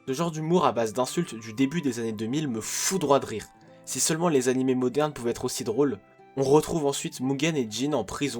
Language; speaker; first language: French; native; French